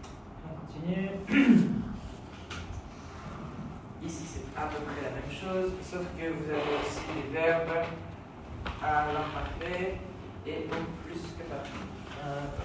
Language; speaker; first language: French; non-native, fluent; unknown